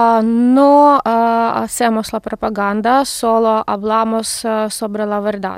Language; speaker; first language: Spanish; non-native, learner; Ukrainian